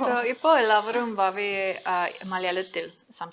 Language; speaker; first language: Malayalam; non-native, learner; English